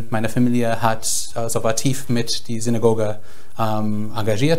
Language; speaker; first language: German; non-native, fluent; English